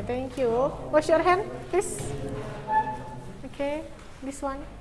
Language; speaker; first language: English; non-native, local second language; Indonesian